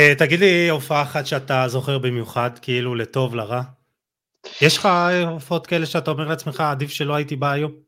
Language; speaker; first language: Hebrew; native; Hebrew